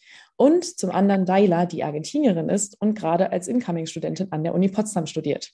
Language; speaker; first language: German; native; German